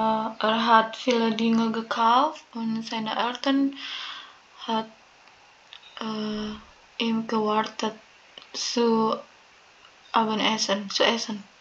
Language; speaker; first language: German; non-native, learner; Indonesian